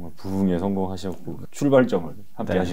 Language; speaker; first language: Korean; native; Korean